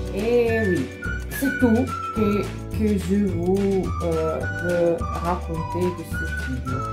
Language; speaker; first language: French; non-native, fluent; Russian